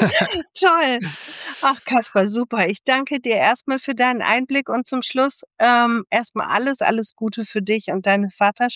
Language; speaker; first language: German; native; German